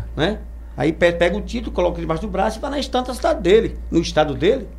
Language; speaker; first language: Portuguese; native; Portuguese